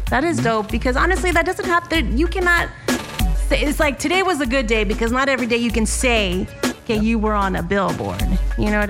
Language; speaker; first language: English; early bilingual, other home language; Spanish